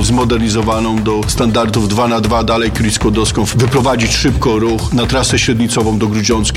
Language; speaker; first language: Polish; native; Polish